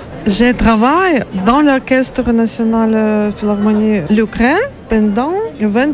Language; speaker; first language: French; non-native, learner; Ukrainian